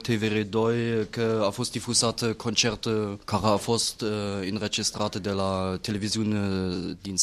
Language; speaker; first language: Romanian; non-native, fluent; German